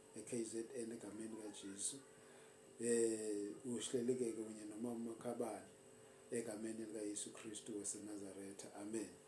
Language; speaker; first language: Zulu; native; Zulu